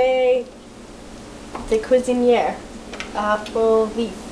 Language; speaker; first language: French; non-native, learner; English